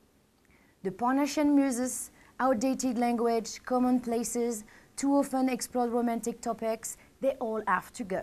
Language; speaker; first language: English; non-native, fluent; French